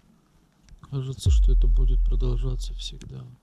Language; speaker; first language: Russian; native; Russian